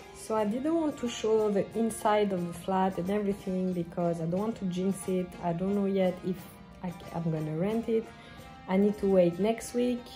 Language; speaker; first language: English; non-native, fluent; French